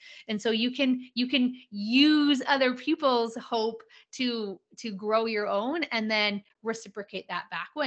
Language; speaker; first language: English; native; English